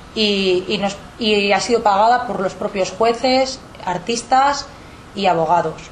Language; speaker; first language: Spanish; native; Spanish